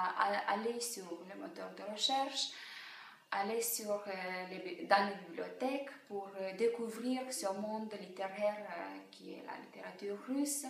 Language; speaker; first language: French; non-native, fluent; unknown